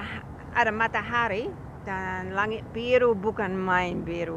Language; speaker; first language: Indonesian; non-native, fluent; English